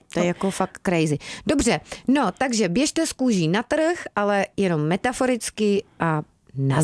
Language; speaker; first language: Czech; native; Czech